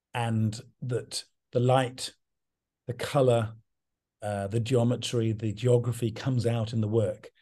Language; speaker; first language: English; native; English